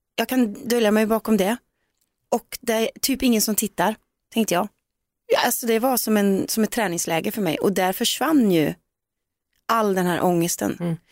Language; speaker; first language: Swedish; native; Swedish